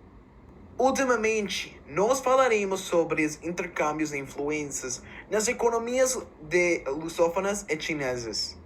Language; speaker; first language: Portuguese; non-native, learner; English